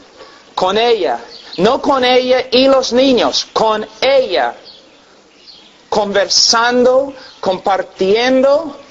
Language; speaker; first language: Spanish; non-native, fluent; English